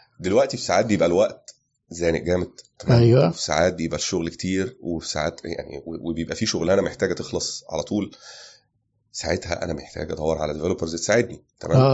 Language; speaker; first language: Arabic; native; Arabic